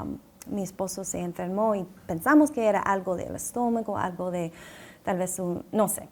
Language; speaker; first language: Spanish; non-native, fluent; English